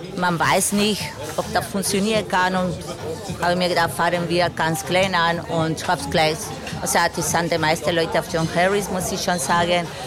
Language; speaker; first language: German; non-native, fluent; Spanish